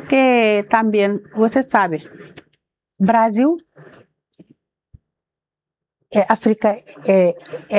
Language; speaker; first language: Portuguese; non-native, learner; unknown